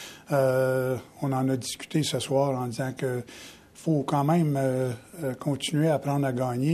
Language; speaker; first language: French; native; French